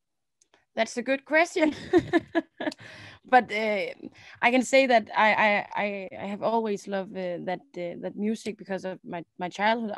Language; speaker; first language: English; non-native, learner; Danish